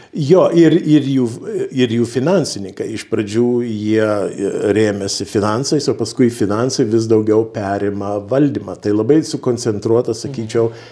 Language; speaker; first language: Lithuanian; early bilingual, heritage; Lithuanian